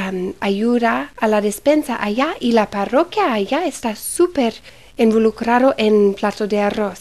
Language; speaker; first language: Spanish; early bilingual, heritage; Spanish